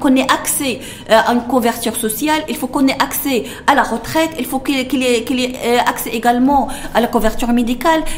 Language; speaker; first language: French; non-native, local second language; Arabic